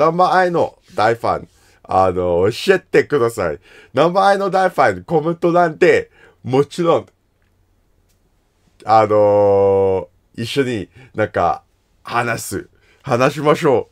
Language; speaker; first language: Japanese; non-native, learner; English